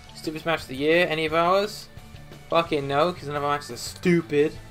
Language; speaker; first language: English; native; English